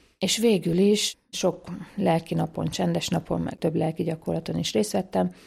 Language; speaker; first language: Hungarian; native; Hungarian